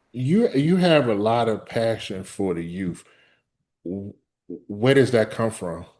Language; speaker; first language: English; native; English